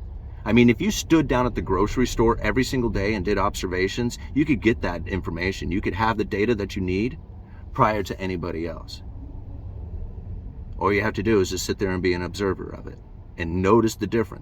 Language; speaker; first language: English; native; English